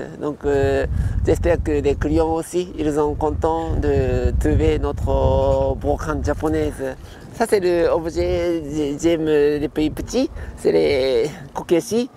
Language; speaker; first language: French; non-native, fluent; Japanese